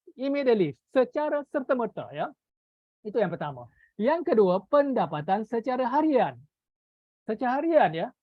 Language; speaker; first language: Malay; native; Malay